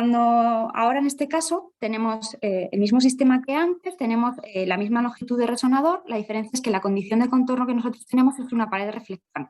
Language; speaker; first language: Spanish; native; Spanish